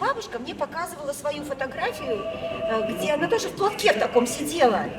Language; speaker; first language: Russian; native; Russian